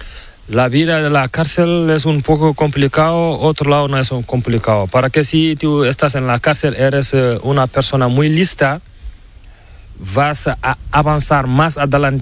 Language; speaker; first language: Spanish; non-native, learner; Fula